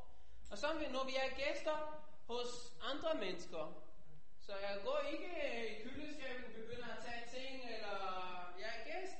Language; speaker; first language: Danish; non-native, fluent; Hebrew